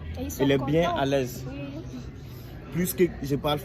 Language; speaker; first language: French; non-native, learner; English